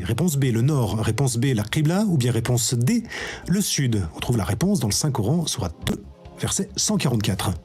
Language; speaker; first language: French; native; French